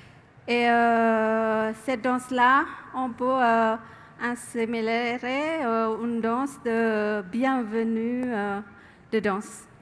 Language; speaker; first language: French; non-native, learner; Indonesian